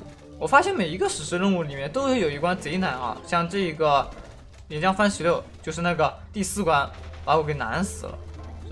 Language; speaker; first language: Chinese; native; Chinese